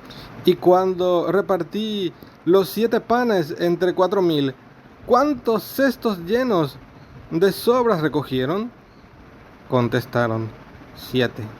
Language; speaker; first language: Spanish; native; Spanish